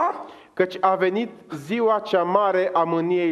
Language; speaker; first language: Romanian; native; Romanian